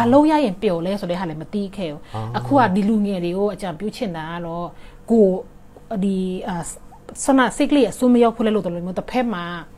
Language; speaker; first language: Burmese; non-native, local second language; Shan